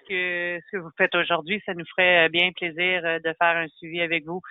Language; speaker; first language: French; native; French